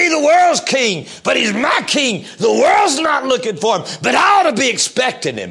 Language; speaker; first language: English; native; English